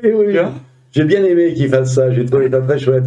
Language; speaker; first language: French; native; French